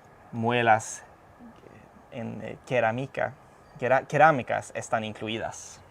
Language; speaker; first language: Spanish; non-native, fluent; Swedish